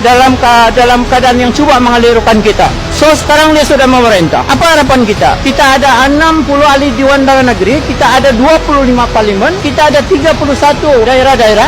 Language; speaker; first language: Malay; non-native, local second language; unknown